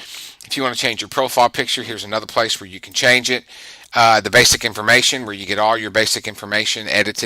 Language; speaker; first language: English; native; English